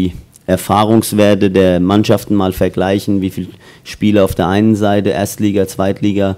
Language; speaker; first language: German; native; German